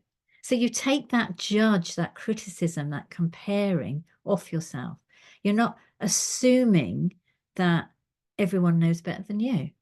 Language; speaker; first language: English; native; English